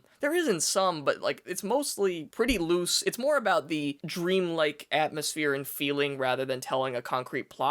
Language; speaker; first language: English; native; English